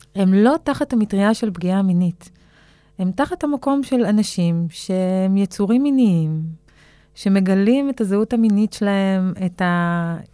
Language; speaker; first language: Hebrew; native; Hebrew